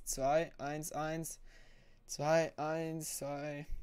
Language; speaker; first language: German; native; German